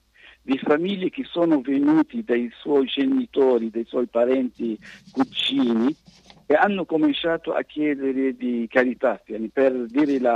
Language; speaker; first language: Italian; non-native, fluent; Arabic